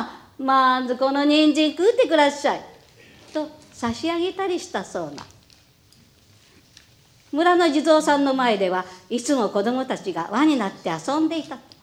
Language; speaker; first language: Japanese; native; Japanese